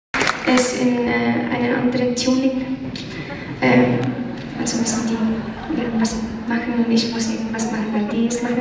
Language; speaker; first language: German; non-native, fluent; Icelandic